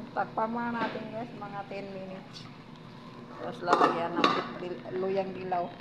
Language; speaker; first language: Filipino; native; Filipino